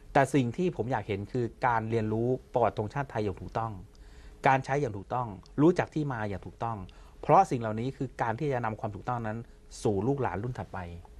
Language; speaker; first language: Thai; native; Thai